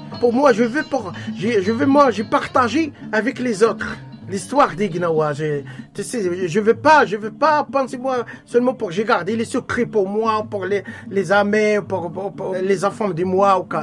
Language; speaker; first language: French; non-native, learner; Arabic